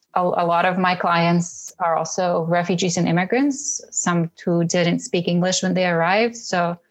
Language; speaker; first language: English; early bilingual, other home language; Russian